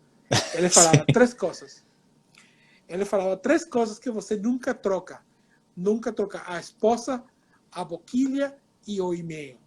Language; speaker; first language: Portuguese; non-native, fluent; Spanish